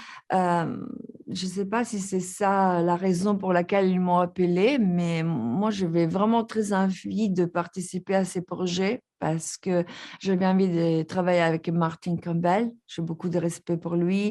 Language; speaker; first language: French; non-native, fluent; Italian